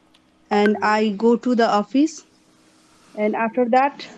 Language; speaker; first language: English; non-native, learner; Hindi